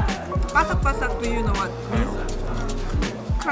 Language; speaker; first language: English; non-native, learner; Korean